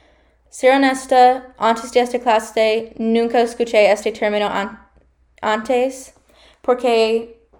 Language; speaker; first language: Spanish; non-native, learner; English